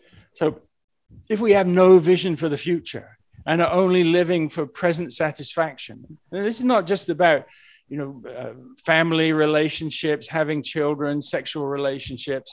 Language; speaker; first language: English; native; English